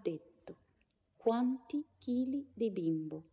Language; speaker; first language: Italian; non-native, learner; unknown